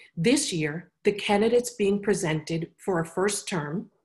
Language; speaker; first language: English; native; English